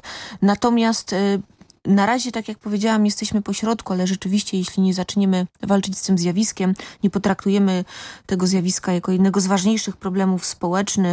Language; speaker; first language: Polish; native; Polish